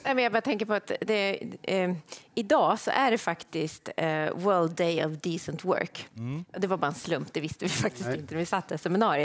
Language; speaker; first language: Swedish; native; Swedish